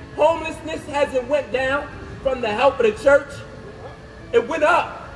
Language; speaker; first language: English; native; English